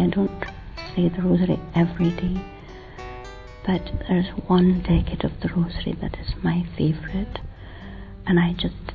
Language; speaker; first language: English; native; English